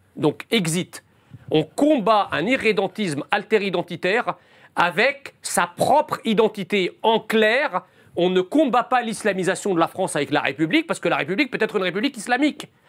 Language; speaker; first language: French; early bilingual, other home language; Arabic